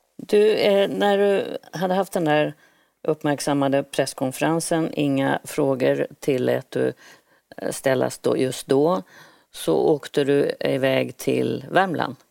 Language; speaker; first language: Swedish; native; Swedish